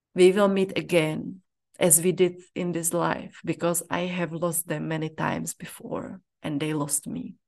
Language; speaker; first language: English; non-native, fluent; Czech